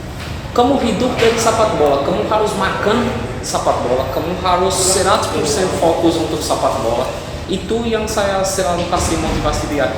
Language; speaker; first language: Indonesian; non-native, fluent; Portuguese